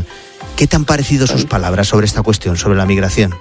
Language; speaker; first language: Spanish; native; Spanish